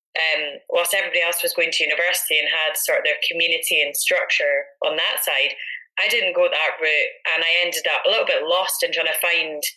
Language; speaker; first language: English; native; English